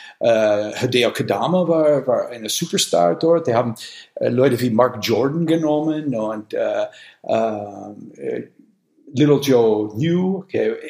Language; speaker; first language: German; non-native, fluent; English